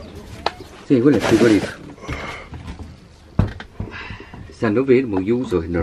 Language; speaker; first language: Italian; native; Italian